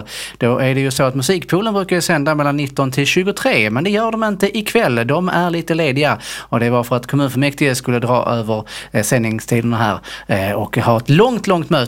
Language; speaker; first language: Swedish; native; Swedish